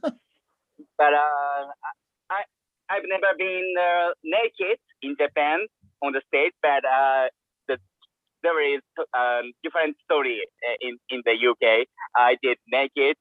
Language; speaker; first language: English; non-native, learner; Japanese